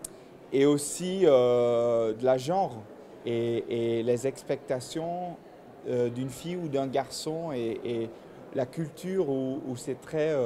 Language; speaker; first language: French; non-native, local second language; Dutch